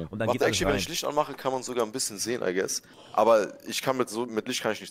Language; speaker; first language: German; native; German